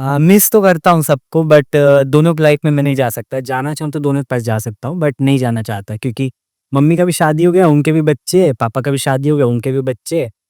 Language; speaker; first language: Hindi; non-native, local second language; Odia